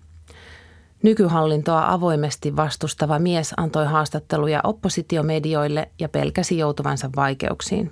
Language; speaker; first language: Finnish; native; Finnish